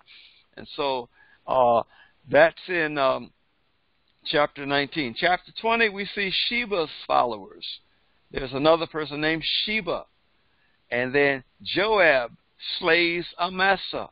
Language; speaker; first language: English; native; English